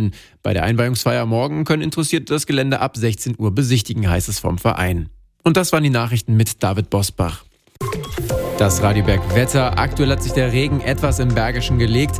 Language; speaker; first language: German; native; German